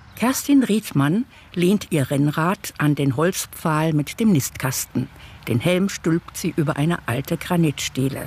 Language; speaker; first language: German; native; German